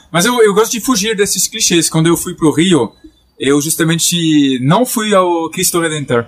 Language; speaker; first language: Portuguese; non-native, fluent; French